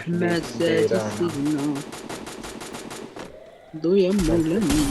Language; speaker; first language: Arabic; native; Arabic